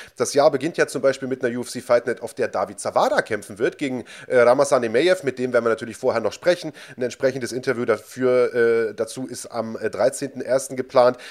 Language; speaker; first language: German; native; German